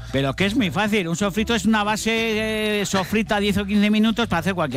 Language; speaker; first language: Spanish; native; Spanish